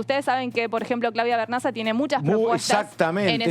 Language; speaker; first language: Spanish; native; Spanish